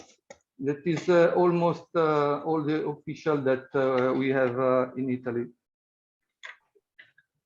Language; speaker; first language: English; non-native, fluent; Italian